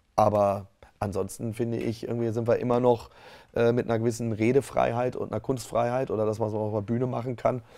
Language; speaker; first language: German; native; German